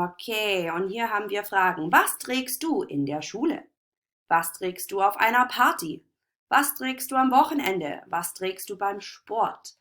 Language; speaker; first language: German; non-native, fluent; English